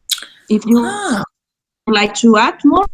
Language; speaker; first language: English; non-native, fluent; Spanish